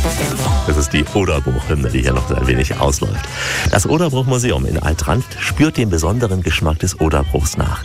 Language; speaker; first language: German; native; German